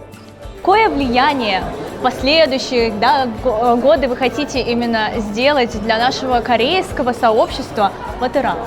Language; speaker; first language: Russian; native; Russian